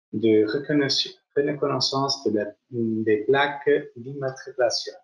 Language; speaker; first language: French; non-native, fluent; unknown